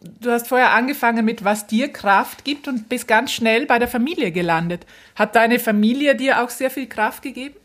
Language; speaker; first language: German; native; German